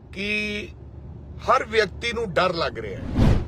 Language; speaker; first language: Hindi; non-native, local second language; Punjabi